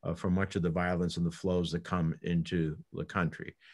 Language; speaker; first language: English; early bilingual, other home language; Spanish